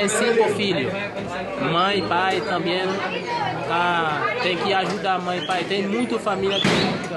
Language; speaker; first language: Portuguese; non-native, learner; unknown